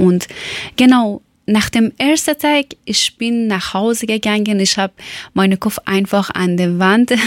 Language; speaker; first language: German; non-native, learner; Persian